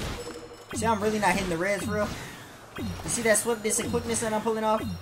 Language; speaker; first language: English; native; English